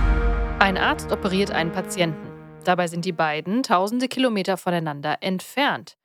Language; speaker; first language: German; native; German